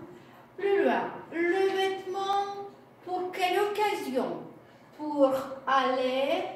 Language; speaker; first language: French; non-native, fluent; Russian